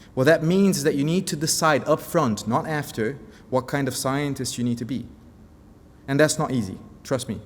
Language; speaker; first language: English; non-native, fluent; Portuguese